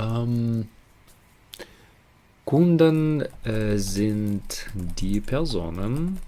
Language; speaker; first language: German; non-native, learner; Ukrainian